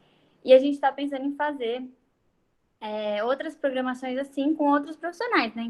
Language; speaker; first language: Portuguese; native; Portuguese